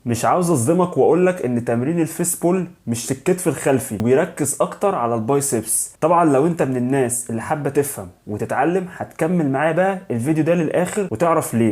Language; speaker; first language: Arabic; native; Arabic